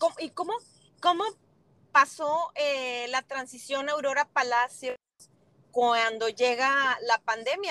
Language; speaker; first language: Spanish; native; Spanish